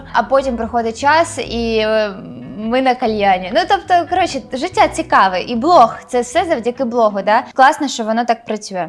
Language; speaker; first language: Ukrainian; non-native, local second language; Russian